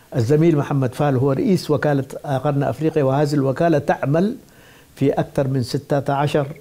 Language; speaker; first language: Arabic; non-native, fluent; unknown